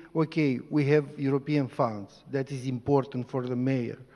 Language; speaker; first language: English; non-native, learner; Romanian